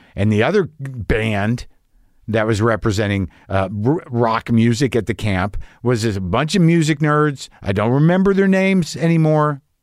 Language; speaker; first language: English; native; English